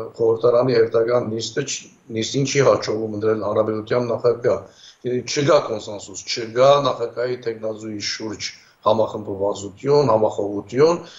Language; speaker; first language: Armenian; early bilingual, heritage; Armenian